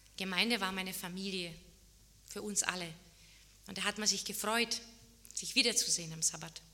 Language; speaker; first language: German; non-native, fluent; Czech